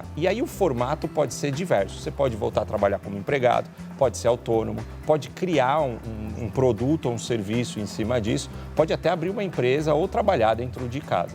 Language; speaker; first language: Portuguese; native; Portuguese